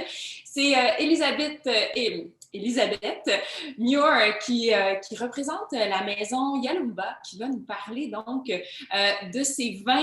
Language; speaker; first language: French; native; French